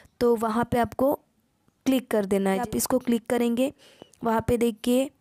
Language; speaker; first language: Hindi; non-native, local second language; Marathi